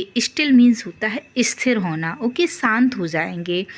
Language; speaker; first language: Hindi; native; Hindi